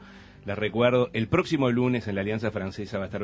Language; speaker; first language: Spanish; native; Spanish